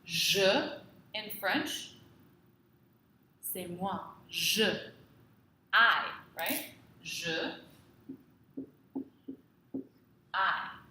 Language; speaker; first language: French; non-native, fluent; English